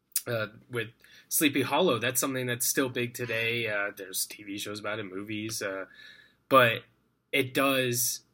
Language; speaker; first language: English; native; English